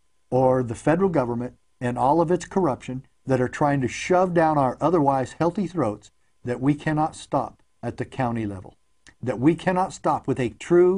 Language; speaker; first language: English; native; English